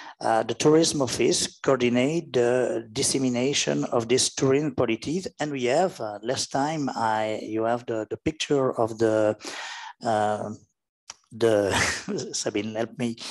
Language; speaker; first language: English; non-native, learner; French